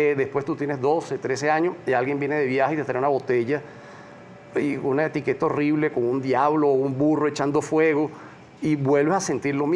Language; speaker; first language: Spanish; native; Spanish